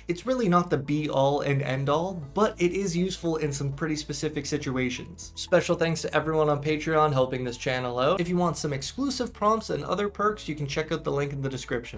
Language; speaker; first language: English; native; English